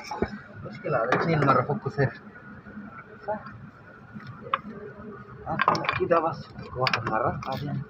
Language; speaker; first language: Arabic; non-native, learner; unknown